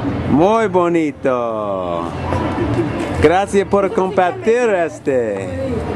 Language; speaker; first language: Spanish; non-native, learner; English